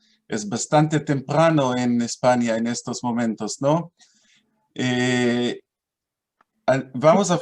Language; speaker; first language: Spanish; non-native, fluent; Hebrew